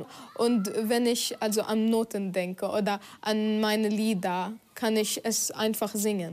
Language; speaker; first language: German; non-native, fluent; Arabic